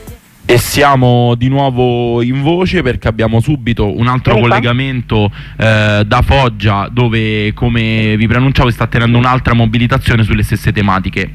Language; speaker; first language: Italian; native; Italian